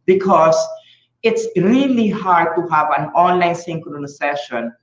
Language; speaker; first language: English; non-native, local second language; Filipino